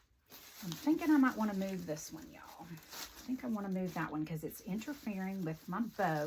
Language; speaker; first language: English; native; English